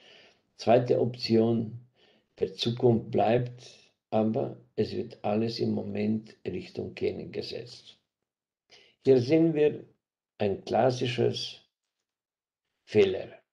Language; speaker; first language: German; non-native, fluent; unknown